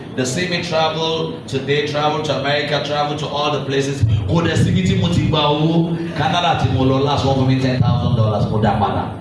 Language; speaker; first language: English; non-native, local second language; Yoruba